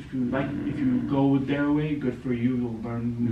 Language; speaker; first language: English; non-native, local second language; Gujarati